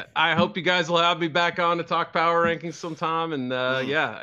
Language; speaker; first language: English; native; English